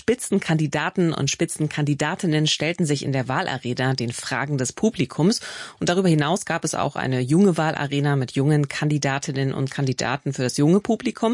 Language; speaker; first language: German; native; German